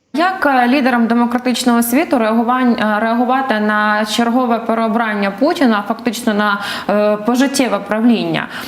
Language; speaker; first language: Ukrainian; native; Ukrainian